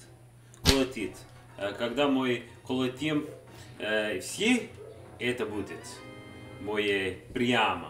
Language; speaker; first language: Russian; non-native, learner; English